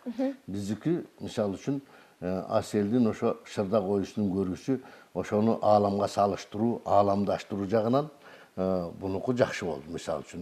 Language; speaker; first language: Kyrgyz; native; Kyrgyz